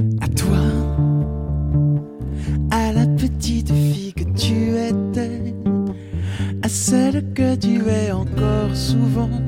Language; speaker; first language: French; native; French